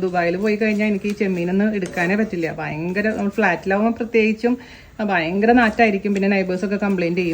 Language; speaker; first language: Malayalam; native; Malayalam